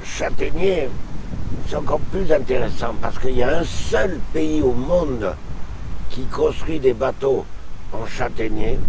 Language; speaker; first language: French; native; French